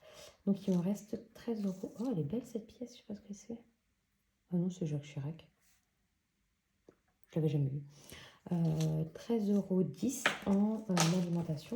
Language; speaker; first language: French; native; French